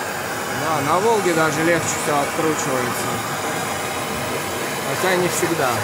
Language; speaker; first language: Russian; native; Russian